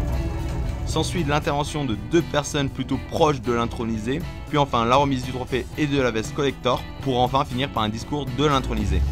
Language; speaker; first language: French; native; French